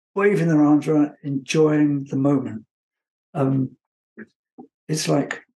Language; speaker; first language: English; native; English